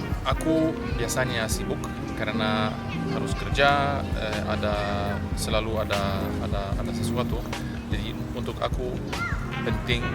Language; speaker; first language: Indonesian; non-native, fluent; Polish